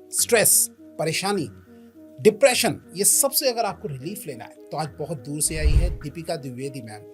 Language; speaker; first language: Hindi; native; Hindi